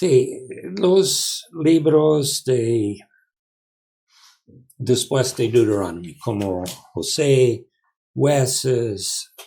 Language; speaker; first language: Spanish; non-native, learner; English